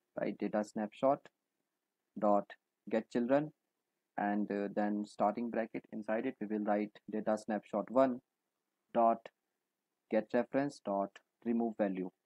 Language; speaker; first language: English; non-native, local second language; Hindi